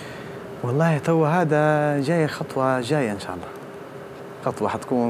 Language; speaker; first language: Arabic; native; Arabic